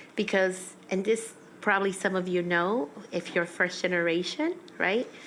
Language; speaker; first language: English; early bilingual, other home language; Spanish